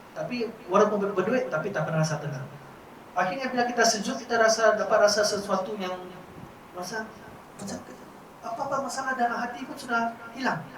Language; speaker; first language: Malay; non-native, local second language; Chinese